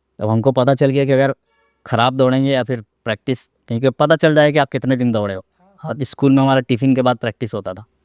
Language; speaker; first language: Hindi; native; Hindi